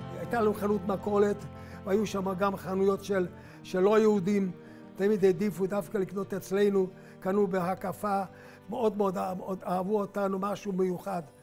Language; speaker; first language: Hebrew; non-native, fluent; Hungarian